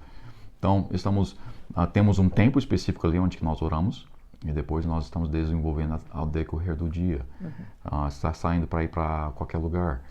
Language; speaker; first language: Portuguese; non-native, fluent; English